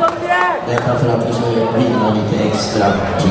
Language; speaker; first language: Swedish; native; Swedish